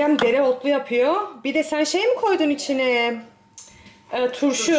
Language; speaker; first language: Turkish; native; Turkish